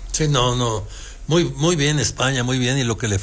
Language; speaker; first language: Spanish; native; Spanish